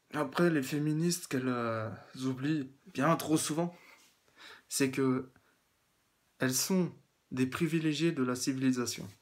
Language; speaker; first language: French; native; French